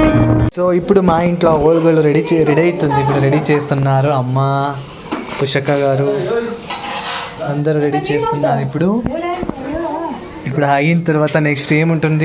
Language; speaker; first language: Telugu; non-native, local second language; Kannada